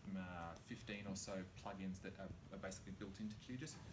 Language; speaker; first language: English; native; English